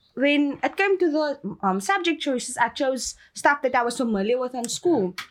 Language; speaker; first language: English; native; English